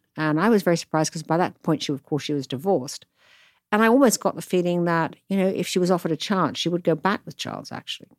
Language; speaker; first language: English; native; English